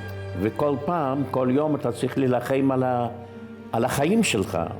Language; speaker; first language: Hebrew; non-native, fluent; Yiddish